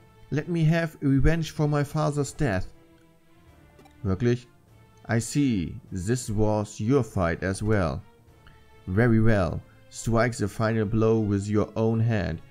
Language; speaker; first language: English; non-native, fluent; German